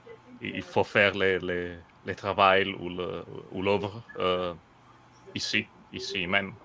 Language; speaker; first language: French; non-native, fluent; Italian